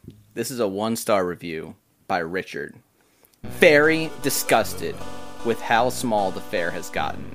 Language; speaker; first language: English; native; English